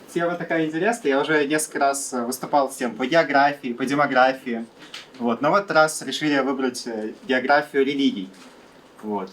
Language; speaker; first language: Russian; native; Russian